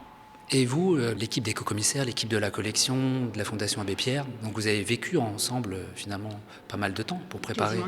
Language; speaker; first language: French; native; French